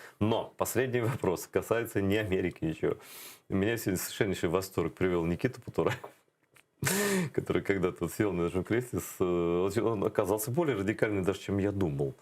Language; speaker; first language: Russian; native; Russian